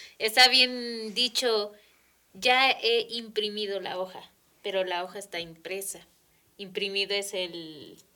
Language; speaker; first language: Spanish; native; Spanish